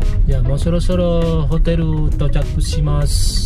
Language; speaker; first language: Japanese; non-native, learner; Indonesian